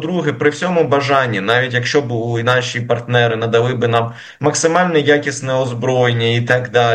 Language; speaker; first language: Ukrainian; native; Ukrainian